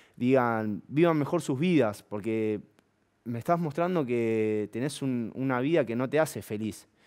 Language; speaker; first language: Spanish; native; Spanish